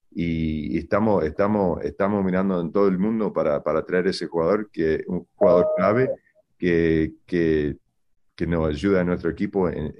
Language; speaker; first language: Spanish; early bilingual, heritage; Spanish